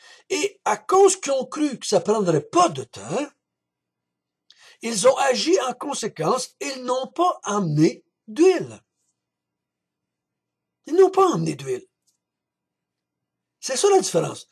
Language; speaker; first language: French; native; French